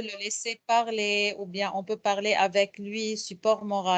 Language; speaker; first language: French; non-native, local second language; Arabic